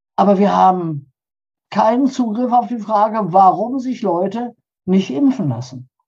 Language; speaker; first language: German; early bilingual, other home language; Polish